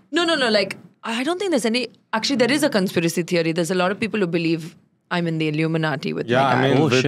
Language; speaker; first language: English; non-native, local second language; Tamil